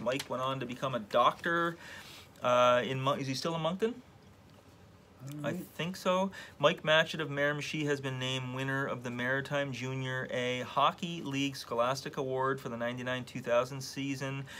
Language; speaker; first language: English; native; English